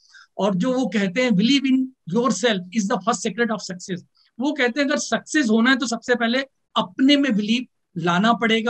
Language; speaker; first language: Hindi; native; Hindi